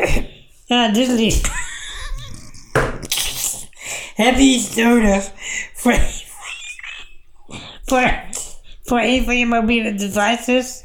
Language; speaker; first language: Dutch; native; Dutch